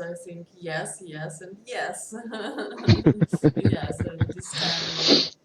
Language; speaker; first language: English; non-native, learner; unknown